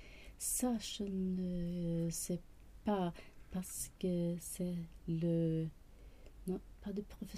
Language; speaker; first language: French; non-native, learner; Swedish